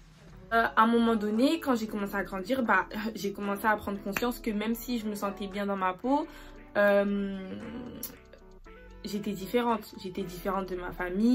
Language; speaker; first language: French; native; French